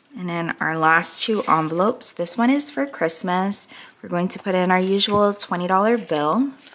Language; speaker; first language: English; native; English